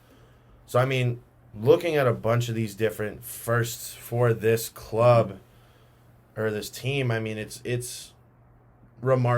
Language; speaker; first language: English; native; English